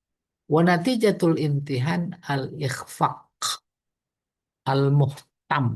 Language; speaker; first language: Arabic; non-native, fluent; Indonesian